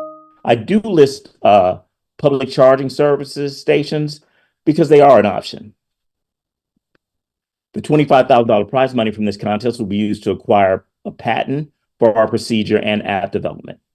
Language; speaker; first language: English; native; English